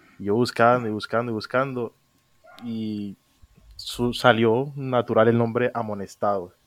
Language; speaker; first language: Spanish; native; Spanish